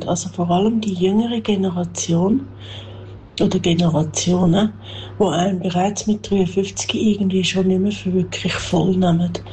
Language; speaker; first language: German; native; German